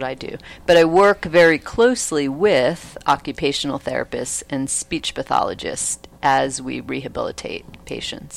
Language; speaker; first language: English; native; English